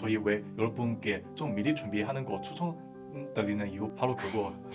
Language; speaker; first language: Korean; non-native, fluent; Chinese